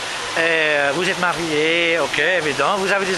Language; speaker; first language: French; non-native, fluent; English